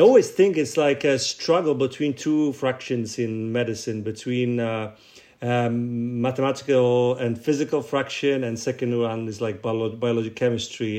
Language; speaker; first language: English; non-native, fluent; Russian